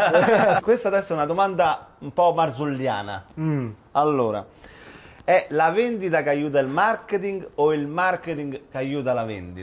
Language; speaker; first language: Italian; native; Italian